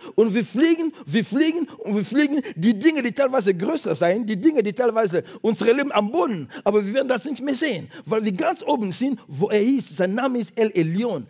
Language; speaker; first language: German; non-native, fluent; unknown